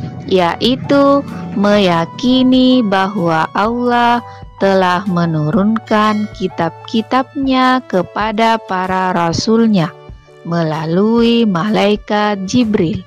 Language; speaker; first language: Indonesian; native; Indonesian